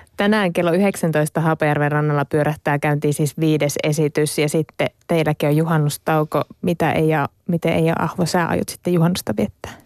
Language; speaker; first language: Finnish; native; Finnish